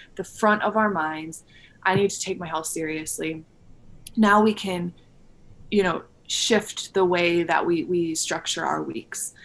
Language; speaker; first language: English; native; English